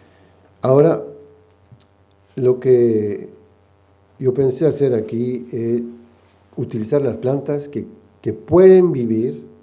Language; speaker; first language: Spanish; non-native, fluent; French